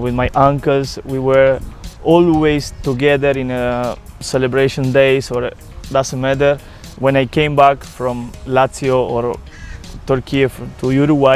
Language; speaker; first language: English; non-native, fluent; Spanish